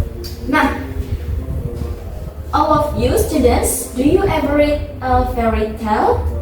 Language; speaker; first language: English; non-native, learner; Indonesian